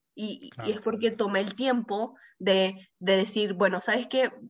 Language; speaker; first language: Spanish; early bilingual, heritage; Spanish